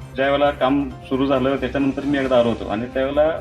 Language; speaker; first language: Marathi; non-native, local second language; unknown